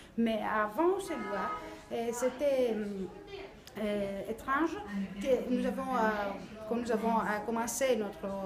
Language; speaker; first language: French; non-native, learner; Greek